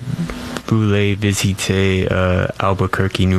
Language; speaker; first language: French; non-native, learner; English